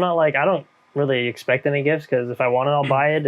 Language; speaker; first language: English; native; English